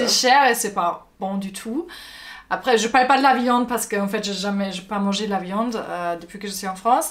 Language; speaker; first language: French; non-native, fluent; German